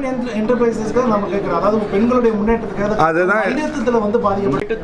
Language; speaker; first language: Tamil; native; Tamil